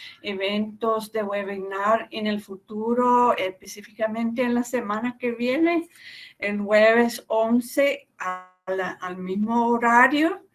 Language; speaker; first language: Spanish; non-native, fluent; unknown